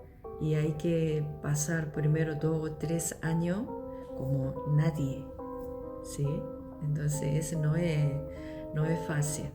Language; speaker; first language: Spanish; non-native, local second language; Korean